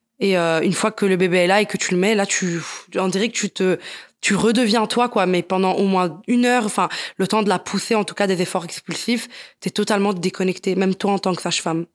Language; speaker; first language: French; early bilingual, other home language; Italian